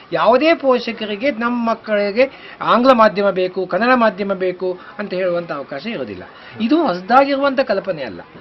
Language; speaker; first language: Kannada; native; Kannada